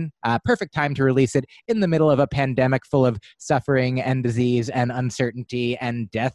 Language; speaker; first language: English; native; English